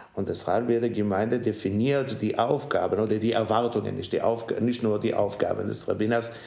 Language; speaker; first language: German; non-native, fluent; Hebrew